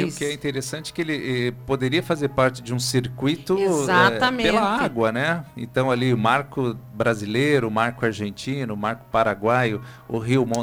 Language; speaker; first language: Portuguese; native; Portuguese